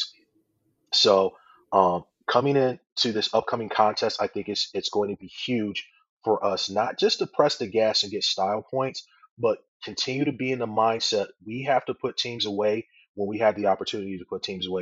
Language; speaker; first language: English; native; English